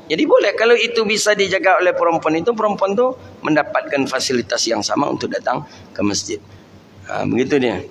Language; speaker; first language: Malay; non-native, local second language; Minangkabau